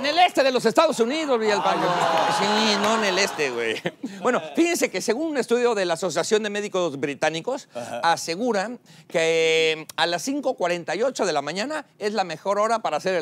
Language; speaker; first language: Spanish; native; Spanish